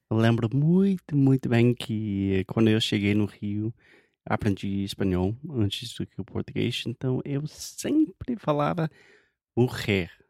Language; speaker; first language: Portuguese; non-native, fluent; English